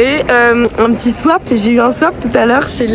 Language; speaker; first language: French; native; French